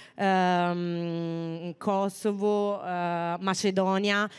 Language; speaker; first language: Italian; native; Italian